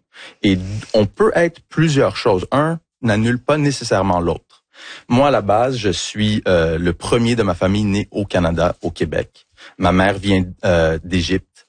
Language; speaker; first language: French; early bilingual, other home language; English